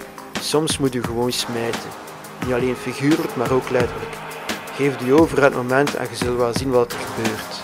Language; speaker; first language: Dutch; native; Dutch